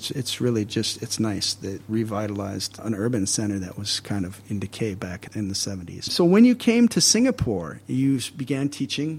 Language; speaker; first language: English; native; English